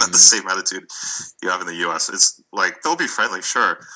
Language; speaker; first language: English; non-native, fluent; Russian